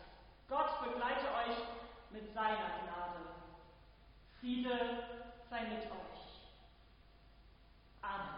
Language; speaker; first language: German; native; German